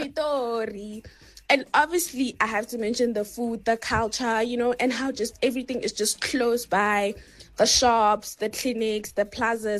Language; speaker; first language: English; non-native, local second language; Tswana